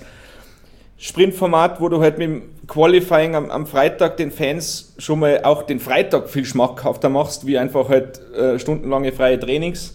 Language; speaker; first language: German; native; German